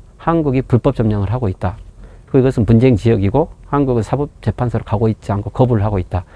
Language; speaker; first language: Korean; native; Korean